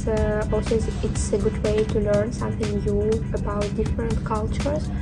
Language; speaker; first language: English; non-native, learner; Russian